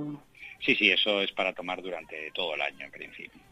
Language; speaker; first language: Spanish; native; Spanish